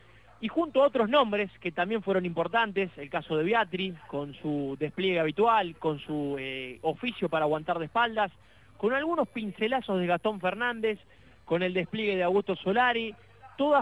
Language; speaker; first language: Spanish; native; Spanish